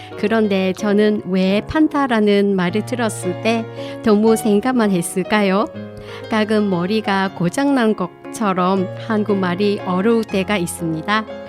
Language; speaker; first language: Korean; non-native, fluent; Vietnamese